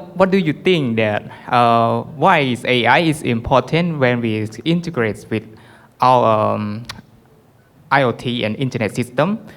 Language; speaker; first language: English; non-native, learner; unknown